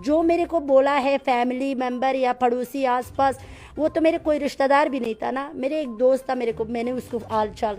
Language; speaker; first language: Hindi; non-native, fluent; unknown